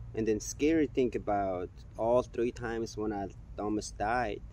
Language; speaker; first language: English; non-native, fluent; Mongolian